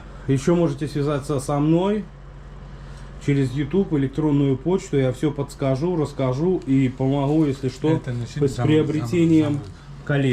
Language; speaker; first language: Russian; native; Russian